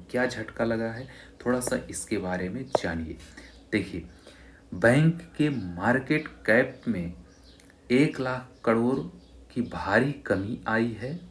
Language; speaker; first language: Hindi; native; Hindi